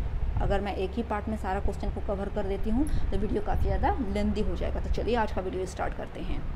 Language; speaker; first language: Hindi; native; Hindi